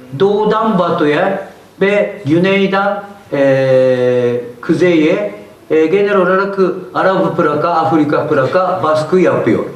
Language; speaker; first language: Turkish; non-native, learner; Japanese